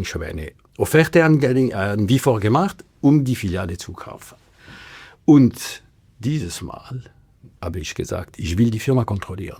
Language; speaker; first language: German; non-native, local second language; French